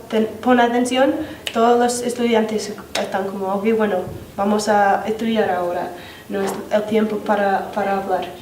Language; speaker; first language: Spanish; non-native, learner; English